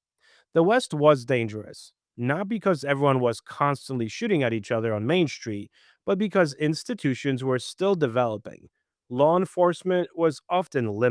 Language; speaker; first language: English; native; English